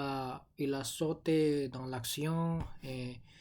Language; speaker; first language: French; non-native, learner; English